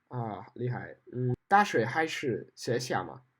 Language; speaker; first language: Chinese; non-native, learner; English